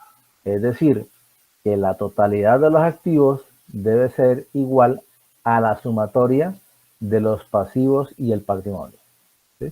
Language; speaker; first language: Spanish; native; Spanish